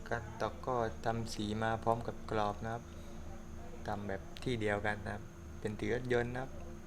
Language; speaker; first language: Thai; native; Thai